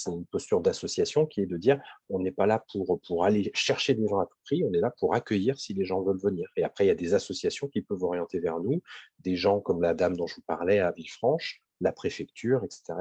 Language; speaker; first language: French; native; French